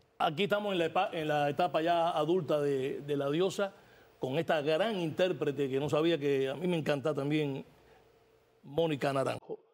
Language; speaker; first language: Spanish; native; Spanish